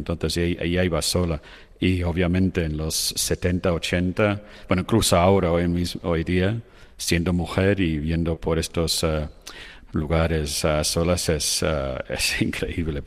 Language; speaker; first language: Spanish; non-native, fluent; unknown